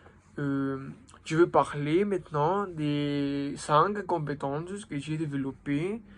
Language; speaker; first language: French; non-native, learner; Spanish